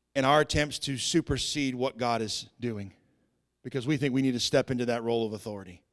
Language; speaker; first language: English; native; English